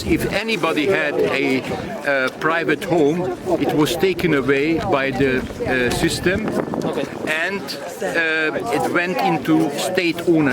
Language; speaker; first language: English; non-native, fluent; Hungarian